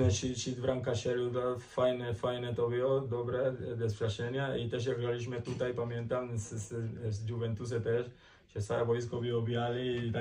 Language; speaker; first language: Polish; non-native, learner; Spanish